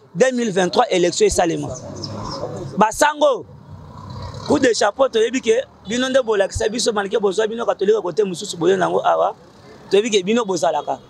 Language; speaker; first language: Lingala; native; Lingala